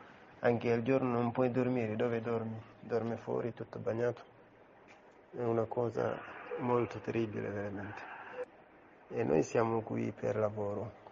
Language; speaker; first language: Italian; non-native, learner; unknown